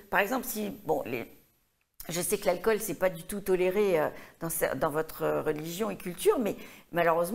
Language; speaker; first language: French; native; French